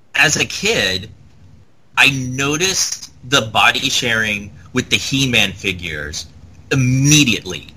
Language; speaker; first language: English; native; English